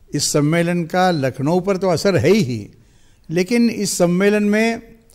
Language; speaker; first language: Hindi; non-native, local second language; Marathi